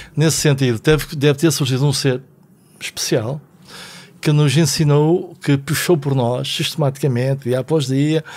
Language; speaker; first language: Portuguese; native; Portuguese